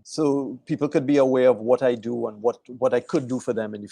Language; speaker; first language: English; native; English